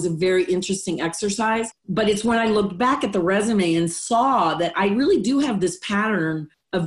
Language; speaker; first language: English; non-native, fluent; Spanish